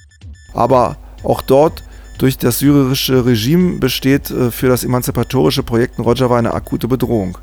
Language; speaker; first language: German; native; German